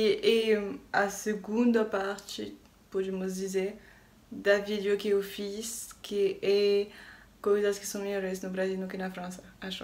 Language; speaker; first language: Portuguese; non-native, learner; French